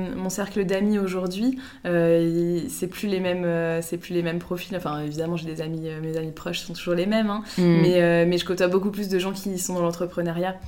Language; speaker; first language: French; native; French